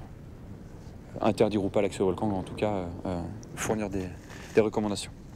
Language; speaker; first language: French; native; French